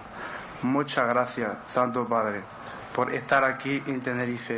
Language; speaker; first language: Spanish; non-native, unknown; Arabic